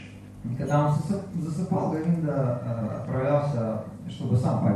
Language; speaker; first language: Russian; native; Russian